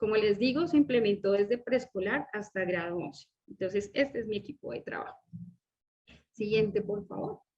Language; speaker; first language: Spanish; native; Spanish